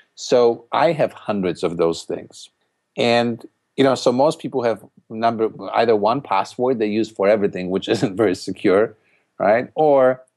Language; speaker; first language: English; non-native, fluent; Polish